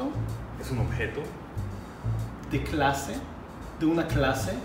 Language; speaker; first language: Spanish; non-native, fluent; Hebrew